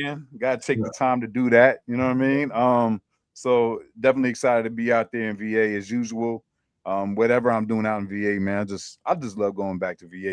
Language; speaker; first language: English; native; English